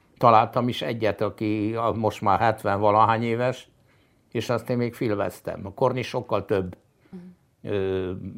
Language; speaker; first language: Hungarian; native; Hungarian